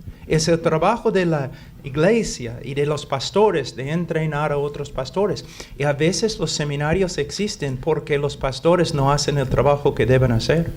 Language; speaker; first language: Spanish; non-native, fluent; English